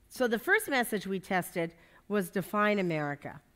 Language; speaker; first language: English; native; English